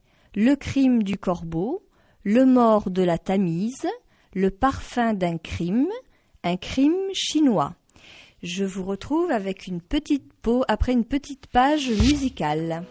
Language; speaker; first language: French; native; French